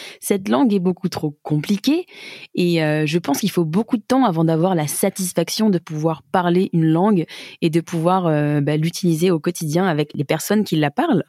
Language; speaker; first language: French; native; French